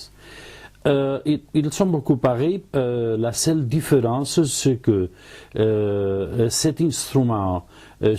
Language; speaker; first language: French; non-native, fluent; Spanish